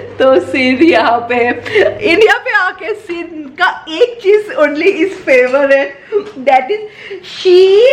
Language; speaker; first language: Hindi; non-native, local second language; Bangla